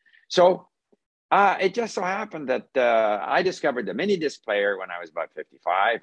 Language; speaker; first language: English; early bilingual, other home language; Swedish